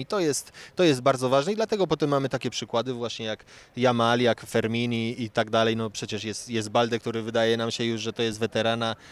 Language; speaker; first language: Polish; native; Polish